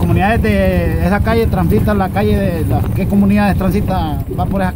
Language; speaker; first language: Spanish; native; Spanish